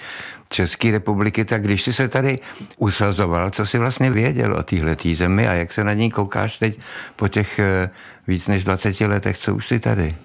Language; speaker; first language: Czech; native; Czech